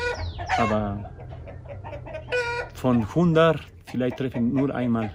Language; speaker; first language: German; non-native, learner; Spanish